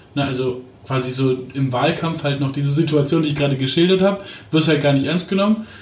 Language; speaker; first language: German; native; German